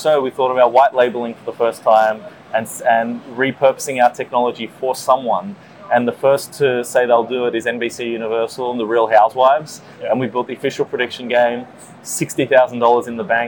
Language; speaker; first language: English; native; English